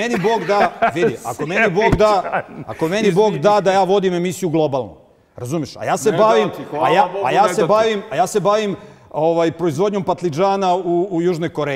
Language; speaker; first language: Serbian; native; Serbian